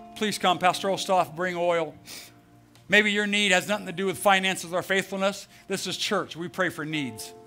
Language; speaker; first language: English; native; English